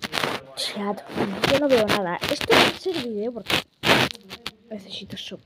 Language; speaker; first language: Spanish; native; Spanish